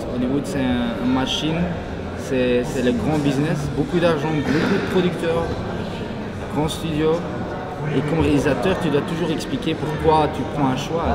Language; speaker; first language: French; non-native, local second language; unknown